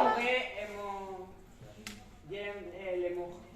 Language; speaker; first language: French; non-native, learner; Spanish